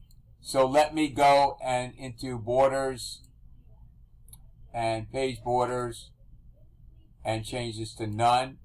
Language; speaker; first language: English; native; English